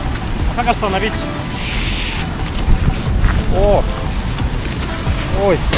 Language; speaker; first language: Russian; non-native, learner; Lithuanian